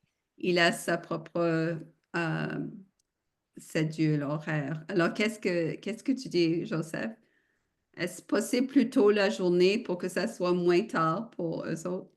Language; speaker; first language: French; non-native, fluent; English